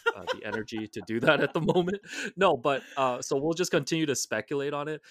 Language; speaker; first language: English; non-native, local second language; Cantonese